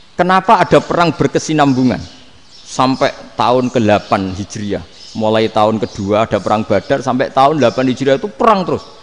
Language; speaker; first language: Indonesian; non-native, local second language; Javanese